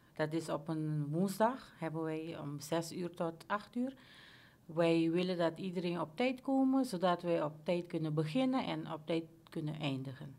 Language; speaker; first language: Dutch; non-native, local second language; Papiamento